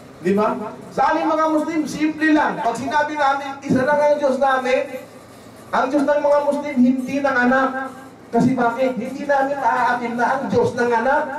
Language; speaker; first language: Filipino; non-native, local second language; Waray